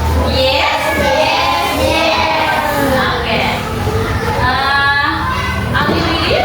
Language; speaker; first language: English; non-native, learner; Indonesian